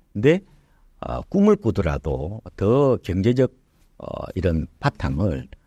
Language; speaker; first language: Korean; native; Korean